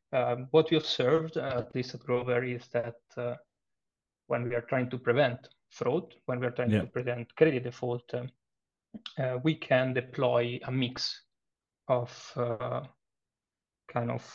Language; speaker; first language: English; non-native, fluent; Italian